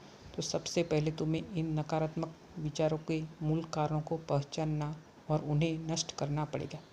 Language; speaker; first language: Hindi; native; Hindi